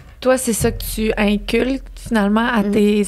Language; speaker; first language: French; native; French